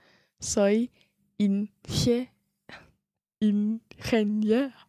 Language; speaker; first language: Spanish; non-native, learner; English